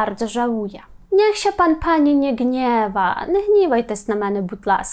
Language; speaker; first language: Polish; non-native, fluent; Ukrainian